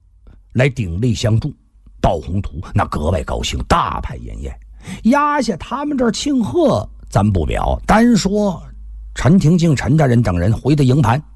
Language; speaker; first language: Chinese; native; Chinese